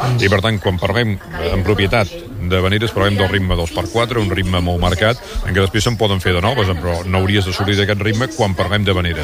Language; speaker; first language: Catalan; native; Catalan